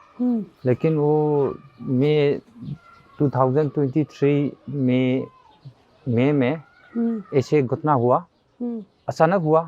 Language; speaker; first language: Hindi; non-native, local second language; Manipuri